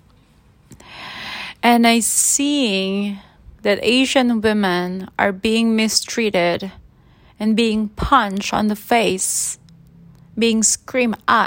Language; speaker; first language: English; non-native, local second language; Filipino